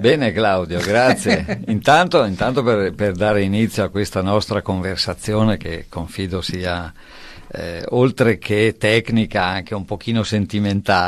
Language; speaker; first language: Italian; native; Italian